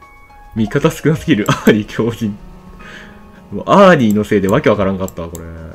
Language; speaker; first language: Japanese; native; Japanese